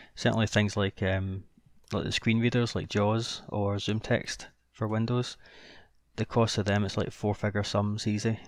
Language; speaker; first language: English; native; English